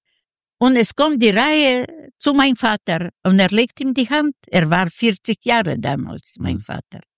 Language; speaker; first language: German; non-native, learner; Yiddish